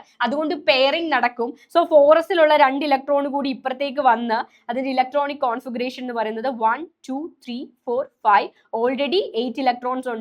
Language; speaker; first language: Malayalam; native; Malayalam